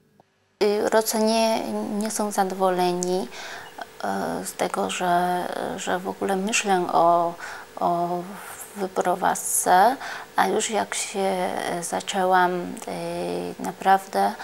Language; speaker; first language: Polish; non-native, fluent; Vietnamese